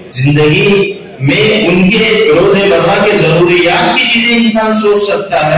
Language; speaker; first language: Urdu; native; Urdu